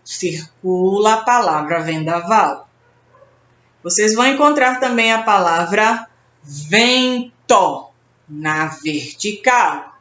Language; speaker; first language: Portuguese; native; Portuguese